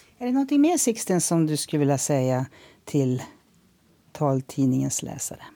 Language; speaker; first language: Swedish; native; Swedish